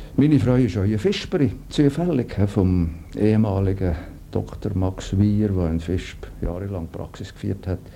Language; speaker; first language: German; native; German